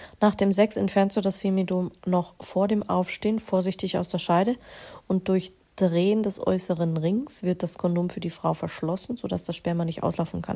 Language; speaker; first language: German; native; German